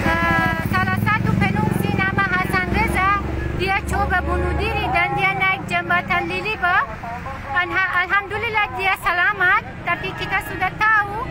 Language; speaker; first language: Indonesian; non-native, fluent; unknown